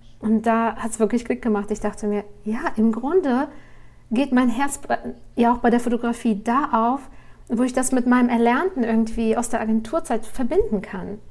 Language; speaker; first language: German; early bilingual, other home language; Russian